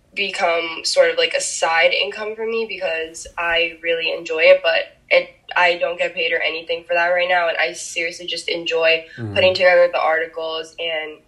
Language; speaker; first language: English; early bilingual, other home language; Spanish